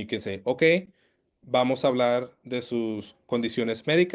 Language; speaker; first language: Spanish; non-native, learner; English